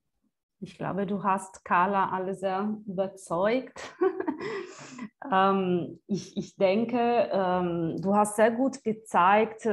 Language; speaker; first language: German; non-native, fluent; Italian